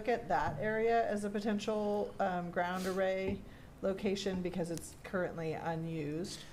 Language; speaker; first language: English; native; English